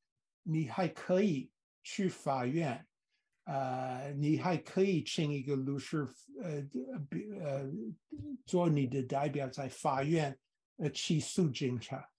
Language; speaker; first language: Chinese; non-native, fluent; English